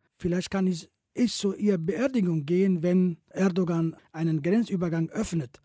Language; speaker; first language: German; non-native, fluent; Kurdish